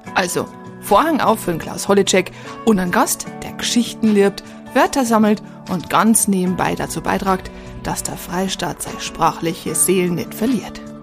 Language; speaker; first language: German; native; German